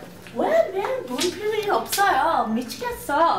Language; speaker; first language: Korean; non-native, learner; English